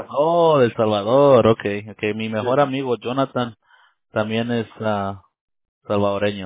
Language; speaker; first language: Spanish; early bilingual, heritage; Spanish